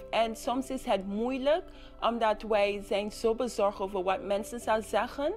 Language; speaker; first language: Dutch; non-native, local second language; English